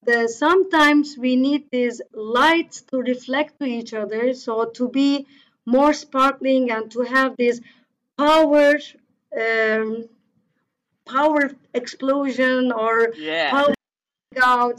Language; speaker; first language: English; non-native, fluent; Turkish